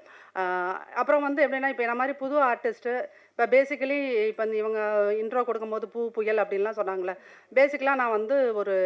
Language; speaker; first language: Tamil; native; Tamil